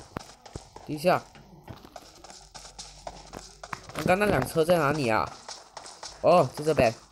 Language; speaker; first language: Chinese; early bilingual, heritage; Chinese